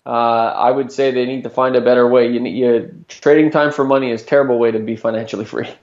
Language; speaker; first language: English; native; English